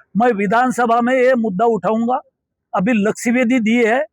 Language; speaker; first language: Hindi; non-native, local second language; Marathi